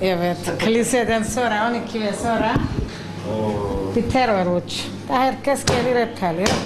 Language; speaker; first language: Turkish; non-native, local second language; Arabic